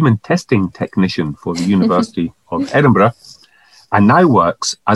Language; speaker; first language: English; native; English